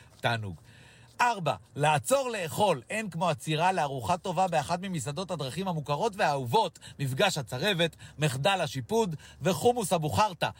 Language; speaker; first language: Hebrew; native; Hebrew